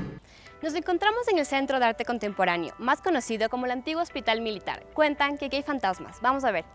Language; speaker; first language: Spanish; native; Spanish